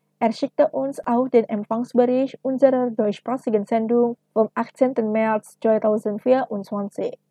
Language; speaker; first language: German; non-native, fluent; Indonesian